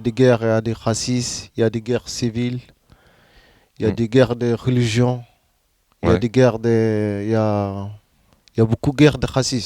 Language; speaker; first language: French; non-native, learner; Arabic